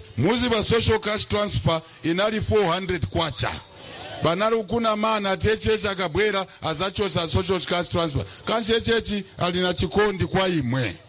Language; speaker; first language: Nyanja; non-native, local second language; Bemba